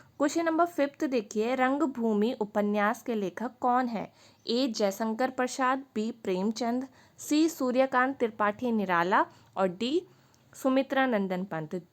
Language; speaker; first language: Hindi; native; Hindi